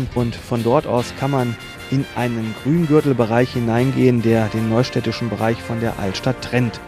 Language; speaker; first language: German; native; German